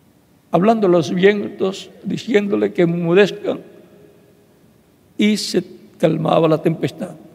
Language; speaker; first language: Spanish; native; Spanish